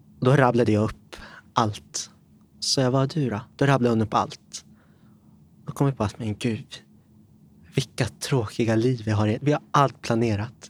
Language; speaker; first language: Swedish; native; Swedish